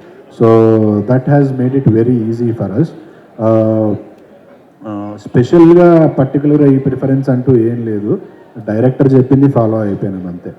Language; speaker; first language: Telugu; native; Telugu